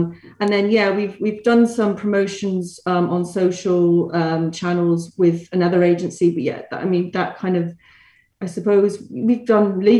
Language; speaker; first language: English; native; English